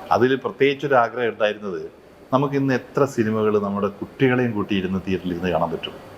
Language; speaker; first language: Malayalam; native; Malayalam